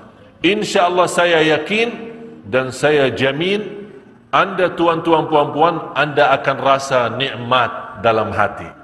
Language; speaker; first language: Indonesian; non-native, fluent; Arabic